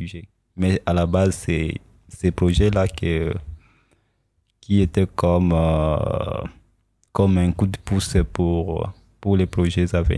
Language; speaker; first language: French; non-native, local second language; Swahili